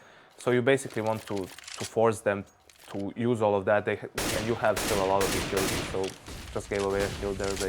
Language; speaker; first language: English; non-native, fluent; Danish